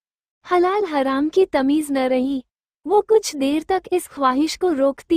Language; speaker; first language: Hindi; native; Hindi